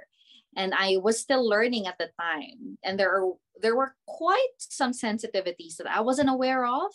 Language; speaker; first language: English; non-native, local second language; Filipino